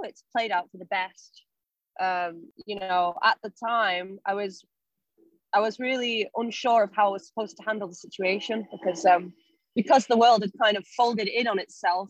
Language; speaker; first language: English; native; English